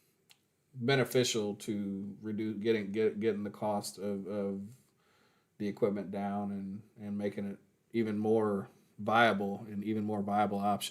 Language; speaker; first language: English; native; English